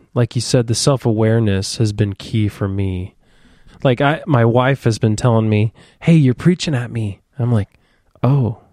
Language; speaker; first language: English; native; English